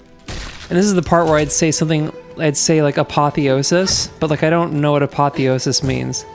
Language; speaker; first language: English; native; English